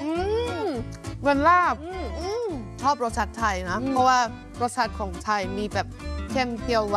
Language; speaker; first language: Thai; non-native, fluent; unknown